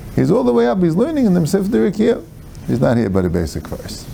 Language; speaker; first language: English; native; English